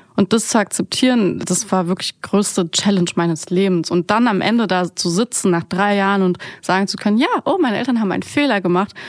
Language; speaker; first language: German; early bilingual, other home language; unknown